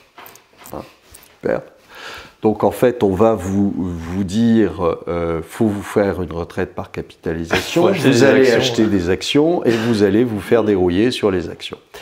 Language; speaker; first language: French; native; French